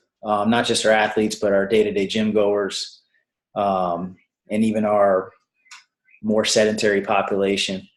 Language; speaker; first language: English; native; English